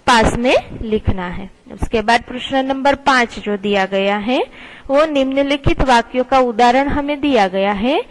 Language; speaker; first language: Hindi; non-native, local second language; Gujarati